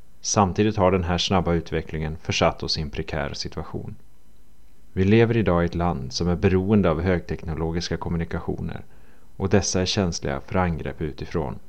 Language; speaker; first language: Swedish; native; Swedish